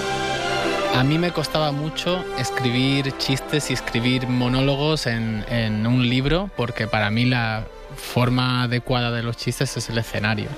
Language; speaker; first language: Spanish; native; Spanish